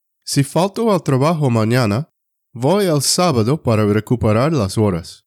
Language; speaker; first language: Spanish; non-native, fluent; English